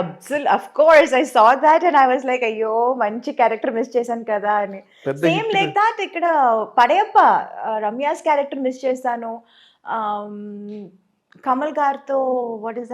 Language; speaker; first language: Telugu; non-native, local second language; Tamil